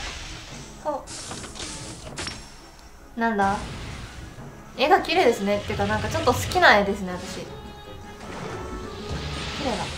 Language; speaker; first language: Japanese; native; Japanese